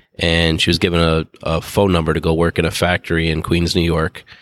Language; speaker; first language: English; native; English